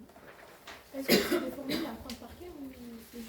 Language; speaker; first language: French; native; French